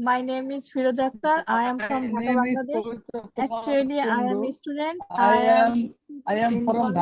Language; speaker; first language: English; non-native, learner; Bangla